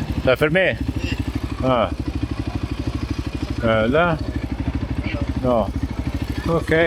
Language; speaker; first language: French; non-native, learner; Italian